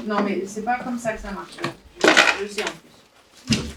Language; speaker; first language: French; native; French